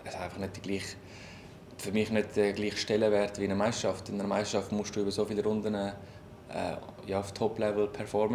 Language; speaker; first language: German; native; German